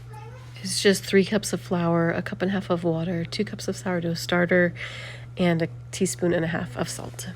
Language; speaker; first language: English; native; English